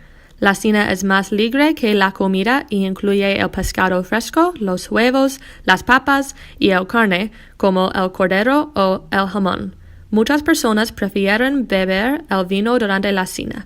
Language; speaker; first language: Spanish; non-native, learner; English